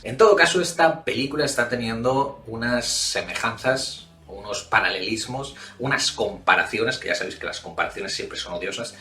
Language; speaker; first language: Spanish; native; Spanish